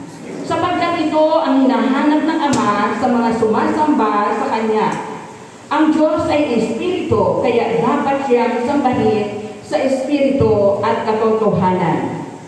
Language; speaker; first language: Filipino; native; Filipino